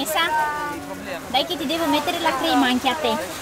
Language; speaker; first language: Italian; native; Italian